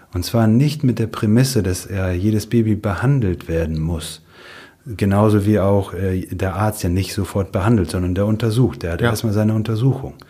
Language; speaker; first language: German; early bilingual, other home language; Russian